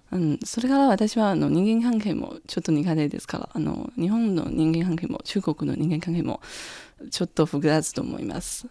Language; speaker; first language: Japanese; non-native, learner; Chinese